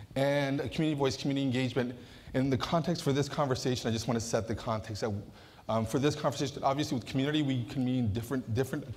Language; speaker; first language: English; native; English